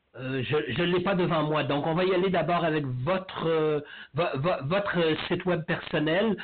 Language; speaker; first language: French; native; French